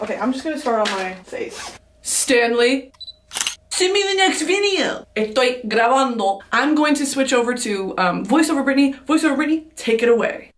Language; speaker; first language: English; native; English